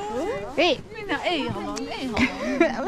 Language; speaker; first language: Finnish; non-native, learner; Turkish